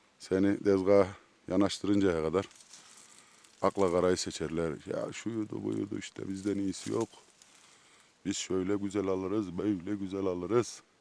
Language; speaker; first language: Turkish; native; Turkish